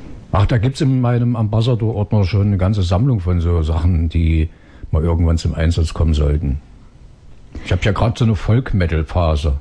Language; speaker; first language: German; native; German